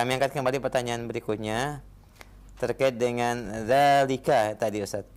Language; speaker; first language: Indonesian; native; Indonesian